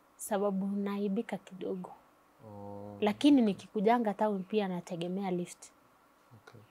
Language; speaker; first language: Swahili; non-native, local second language; Kalaallisut